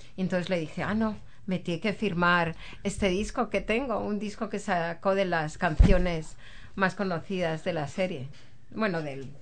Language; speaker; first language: Spanish; native; Spanish